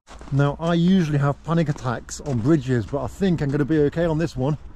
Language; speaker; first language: English; native; English